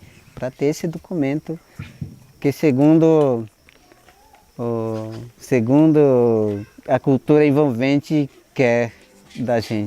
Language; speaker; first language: Portuguese; non-native, local second language; Guarani